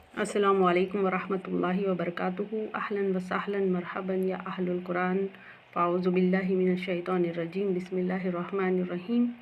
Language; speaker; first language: Hindi; native; Hindi